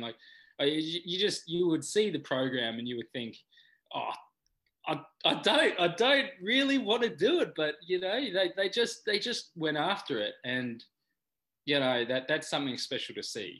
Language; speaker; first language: English; native; English